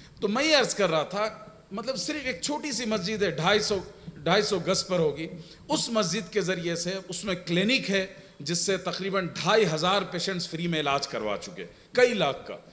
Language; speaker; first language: Urdu; native; Urdu